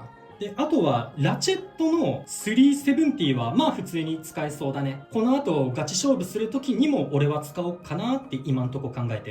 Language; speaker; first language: Japanese; native; Japanese